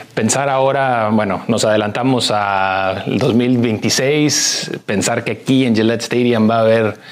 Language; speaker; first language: Spanish; early bilingual, heritage; Spanish